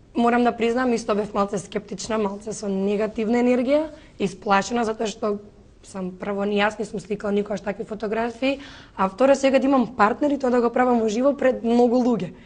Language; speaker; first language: Macedonian; native; Macedonian